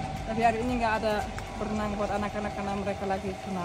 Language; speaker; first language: Indonesian; non-native, fluent; German